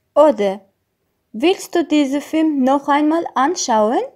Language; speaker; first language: German; non-native, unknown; Russian